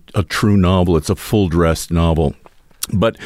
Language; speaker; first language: English; early bilingual, other home language; Russian